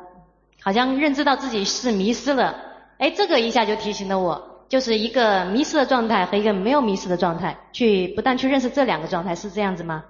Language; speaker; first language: Chinese; native; Chinese